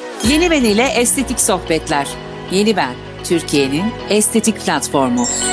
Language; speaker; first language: Turkish; native; Turkish